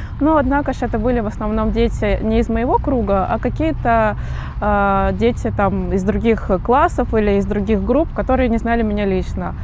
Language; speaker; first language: Russian; native; Russian